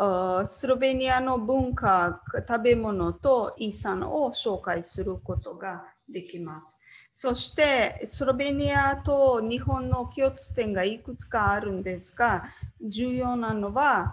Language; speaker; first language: Japanese; non-native, learner; Slovenian